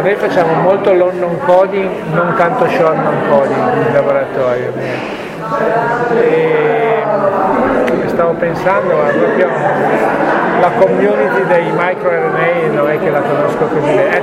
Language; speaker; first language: Italian; native; Italian